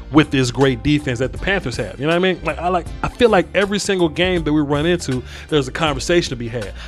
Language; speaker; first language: English; native; English